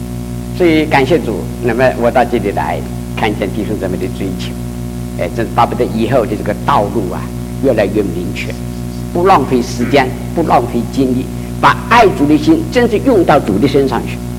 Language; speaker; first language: Chinese; native; Chinese